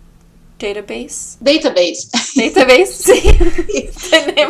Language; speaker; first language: Spanish; non-native, fluent; English